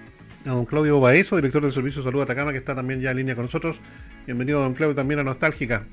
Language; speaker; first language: Spanish; native; Spanish